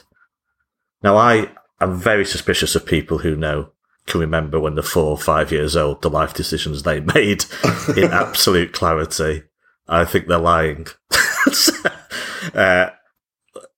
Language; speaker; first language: English; native; English